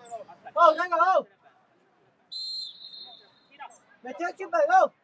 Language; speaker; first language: Italian; native; Italian